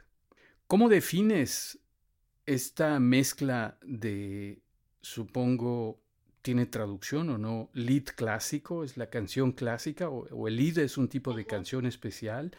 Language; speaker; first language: Spanish; native; Spanish